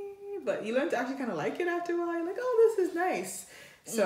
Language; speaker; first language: English; native; English